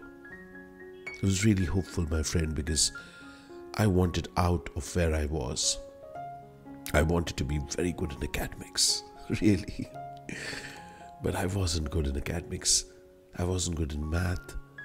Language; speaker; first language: English; non-native, local second language; Hindi